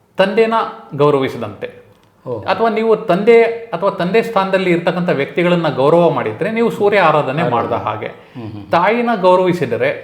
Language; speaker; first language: Kannada; native; Kannada